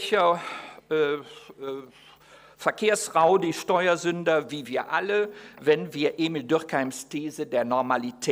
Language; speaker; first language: German; native; German